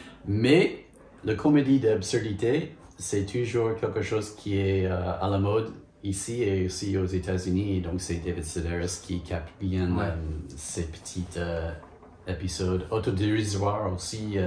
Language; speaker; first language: French; non-native, fluent; English